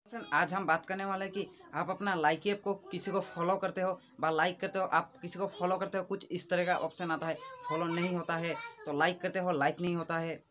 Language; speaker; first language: Hindi; non-native, local second language; Odia